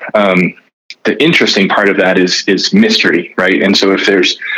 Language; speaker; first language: English; native; English